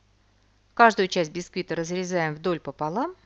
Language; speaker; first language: Russian; native; Russian